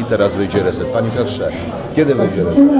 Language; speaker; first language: Polish; native; Polish